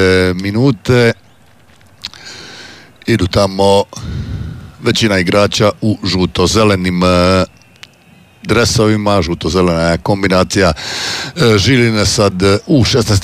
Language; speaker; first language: Serbian; native; Serbian